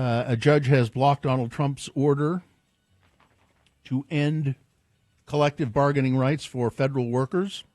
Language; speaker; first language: English; native; English